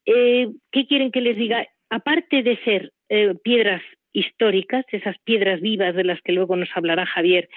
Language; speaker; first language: Spanish; native; Spanish